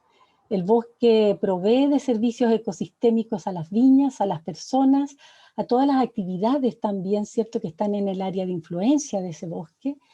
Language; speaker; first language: Spanish; native; Spanish